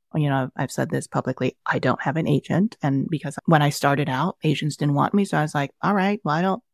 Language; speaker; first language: English; early bilingual, other home language; Vietnamese